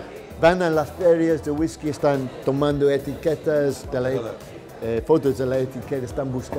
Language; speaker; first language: Spanish; non-native, learner; English